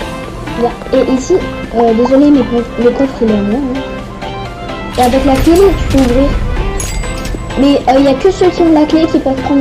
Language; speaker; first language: French; native; French